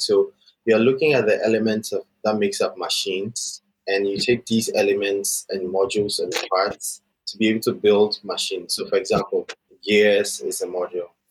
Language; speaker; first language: English; non-native, local second language; Akan